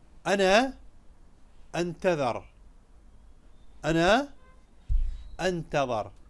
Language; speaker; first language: Arabic; non-native, fluent; Urdu